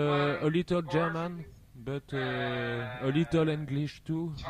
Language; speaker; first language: English; non-native, learner; French